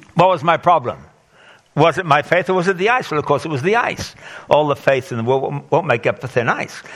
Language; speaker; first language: English; native; English